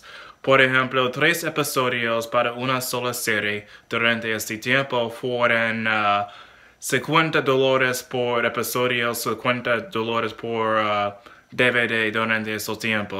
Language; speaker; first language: Spanish; non-native, learner; English